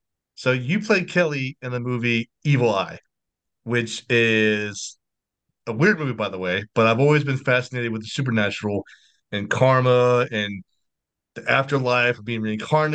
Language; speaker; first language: English; native; English